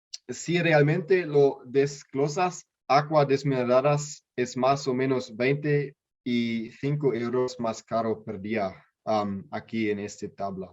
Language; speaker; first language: Spanish; non-native, learner; German